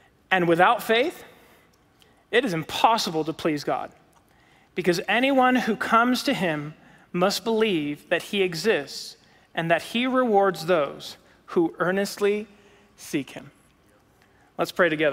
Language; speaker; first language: English; early bilingual, heritage; English